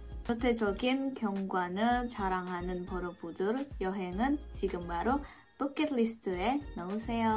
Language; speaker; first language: Korean; non-native, fluent; Indonesian